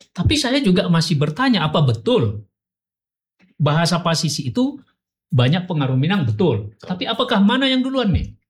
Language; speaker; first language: Indonesian; non-native, local second language; Minangkabau